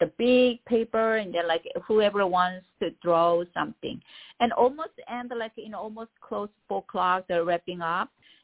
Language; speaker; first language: English; non-native, fluent; Korean